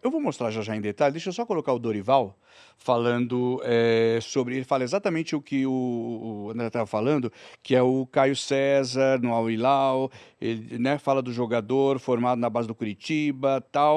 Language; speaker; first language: Portuguese; native; Portuguese